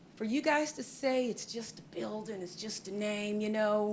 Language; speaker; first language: English; native; English